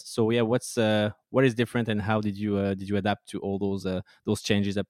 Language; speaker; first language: English; non-native, fluent; French